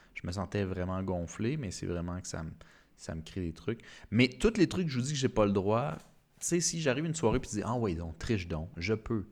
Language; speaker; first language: French; native; French